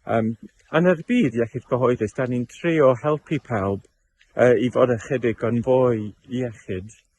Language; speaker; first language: Welsh; non-native, learner; English